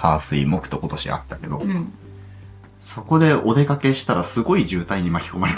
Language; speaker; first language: Japanese; native; Japanese